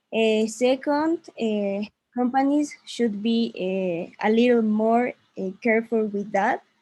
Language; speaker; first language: English; non-native, learner; Spanish